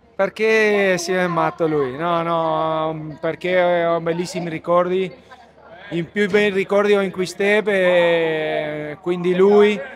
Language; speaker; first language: Italian; non-native, fluent; Spanish